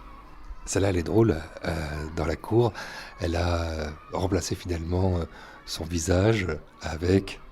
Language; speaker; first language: French; native; French